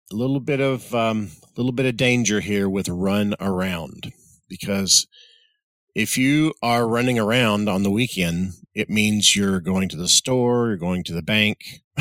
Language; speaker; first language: English; native; English